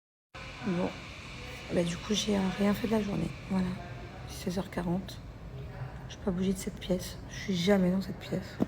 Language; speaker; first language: French; native; French